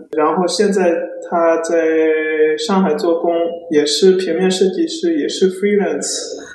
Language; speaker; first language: Chinese; early bilingual, heritage; Chinese